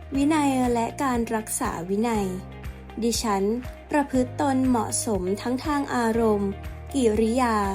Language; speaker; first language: Thai; native; Thai